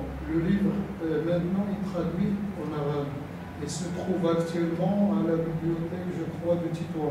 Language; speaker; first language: French; non-native, local second language; Arabic